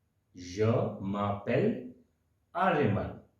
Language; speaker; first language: French; non-native, fluent; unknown